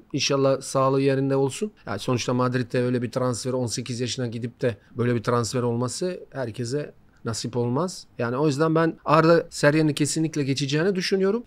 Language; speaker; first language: Turkish; non-native, fluent; Bosnian